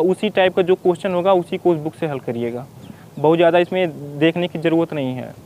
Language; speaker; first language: Hindi; native; Hindi